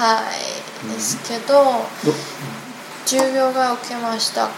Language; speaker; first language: Japanese; non-native, learner; Chinese